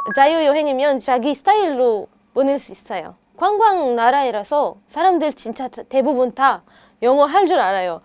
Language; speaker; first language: Korean; non-native, fluent; Arabic